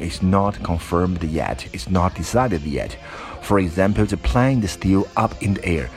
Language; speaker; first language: English; non-native, fluent; Chinese